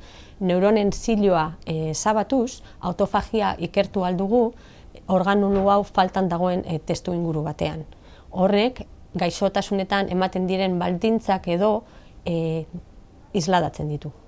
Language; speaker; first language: Basque; non-native, local second language; Spanish